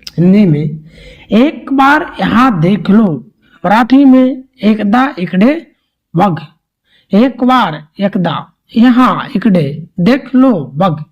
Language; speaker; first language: Hindi; native; Hindi